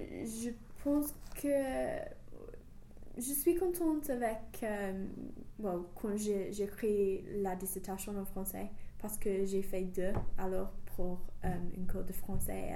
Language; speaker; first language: French; non-native, fluent; English